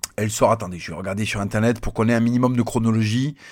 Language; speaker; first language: French; native; French